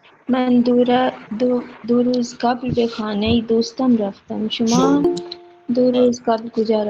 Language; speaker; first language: Persian; non-native, learner; Urdu